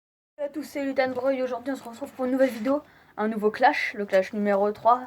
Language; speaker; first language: French; native; French